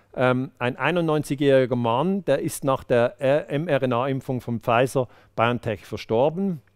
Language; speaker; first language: German; native; German